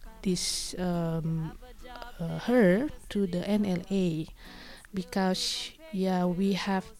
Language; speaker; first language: English; non-native, fluent; Indonesian